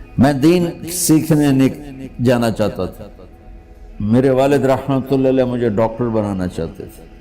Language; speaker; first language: Urdu; non-native, local second language; Punjabi